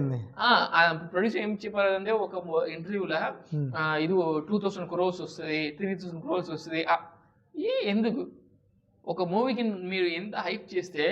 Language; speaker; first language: Telugu; non-native, learner; Tamil